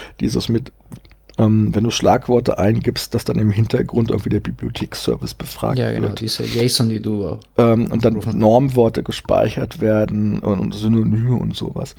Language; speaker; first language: German; native; German